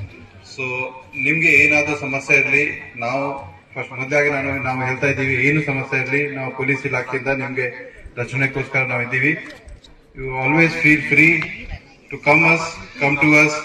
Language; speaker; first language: Kannada; non-native, fluent; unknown